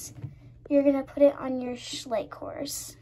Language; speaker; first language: English; native; English